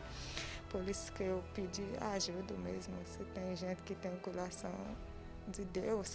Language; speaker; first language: Portuguese; non-native, learner; Haitian Creole